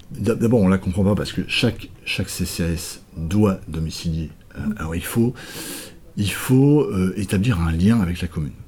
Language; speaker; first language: French; native; French